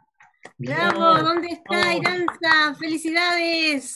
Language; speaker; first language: Spanish; native; Spanish